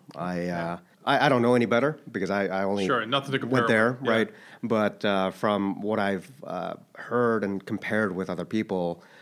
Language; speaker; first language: English; early bilingual, other home language; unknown